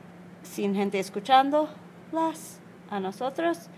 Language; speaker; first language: Spanish; non-native, learner; English